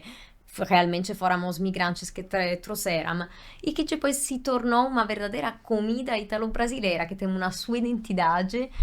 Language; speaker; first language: Portuguese; non-native, fluent; Italian